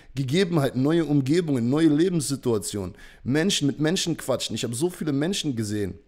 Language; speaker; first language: German; native; German